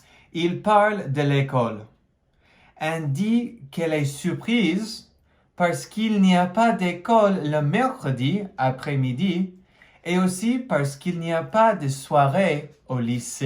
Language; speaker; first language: French; non-native, fluent; English